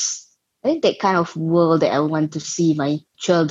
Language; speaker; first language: English; non-native, local second language; Malay